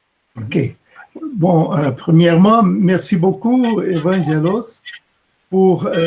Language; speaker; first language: French; non-native, fluent; Portuguese